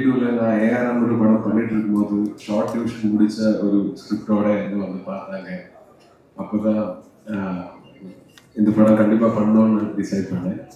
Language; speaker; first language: Tamil; non-native, learner; Malayalam